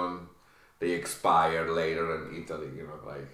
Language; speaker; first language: English; non-native, fluent; Italian